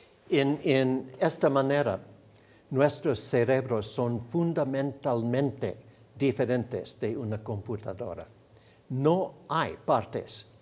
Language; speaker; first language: Spanish; non-native, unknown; English